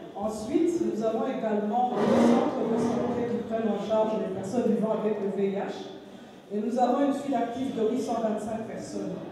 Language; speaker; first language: French; non-native, local second language; Rundi